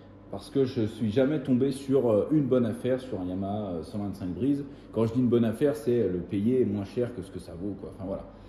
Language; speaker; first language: French; native; French